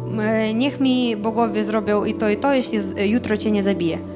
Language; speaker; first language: Polish; non-native, fluent; Russian